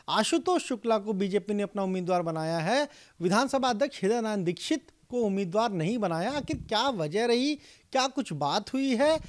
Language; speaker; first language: Hindi; native; Hindi